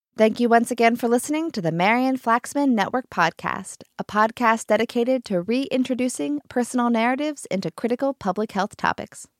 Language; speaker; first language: English; native; English